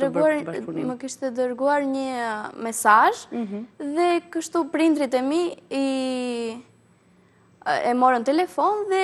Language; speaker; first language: Albanian; early bilingual, heritage; Albanian